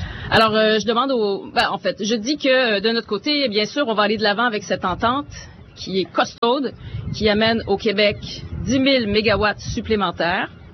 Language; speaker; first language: French; native; French